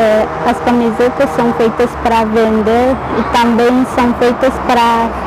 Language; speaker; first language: Portuguese; non-native, local second language; Guarani